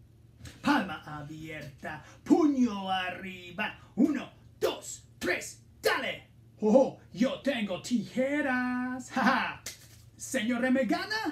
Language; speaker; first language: Spanish; non-native, fluent; English